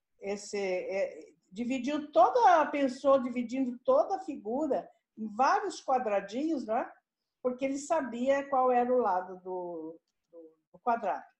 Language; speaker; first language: Portuguese; native; Portuguese